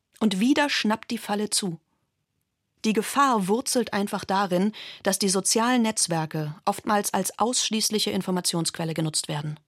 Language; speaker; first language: German; native; German